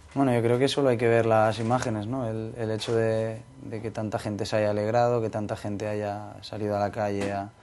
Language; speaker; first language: Spanish; native; Spanish